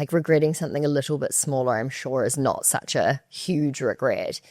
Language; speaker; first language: English; native; English